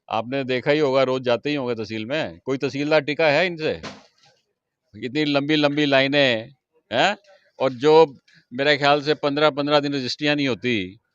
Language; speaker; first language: Hindi; native; Hindi